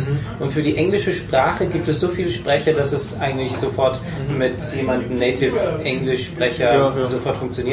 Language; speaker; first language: German; native; German